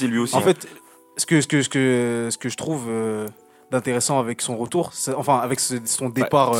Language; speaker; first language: French; native; French